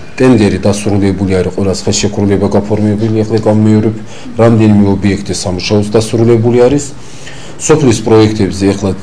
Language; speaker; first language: Georgian; non-native, local second language; Azerbaijani